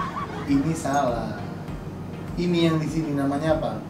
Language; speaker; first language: Indonesian; native; Indonesian